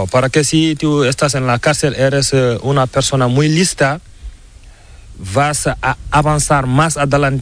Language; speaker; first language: Spanish; non-native, learner; Fula